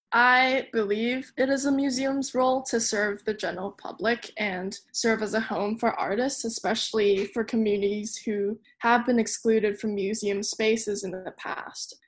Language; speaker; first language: English; non-native, local second language; Cantonese